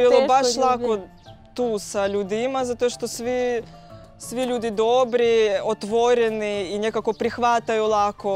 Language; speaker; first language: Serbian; non-native, learner; Russian